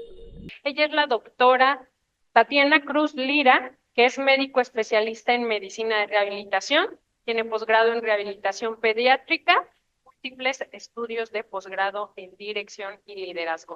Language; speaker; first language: Spanish; native; Spanish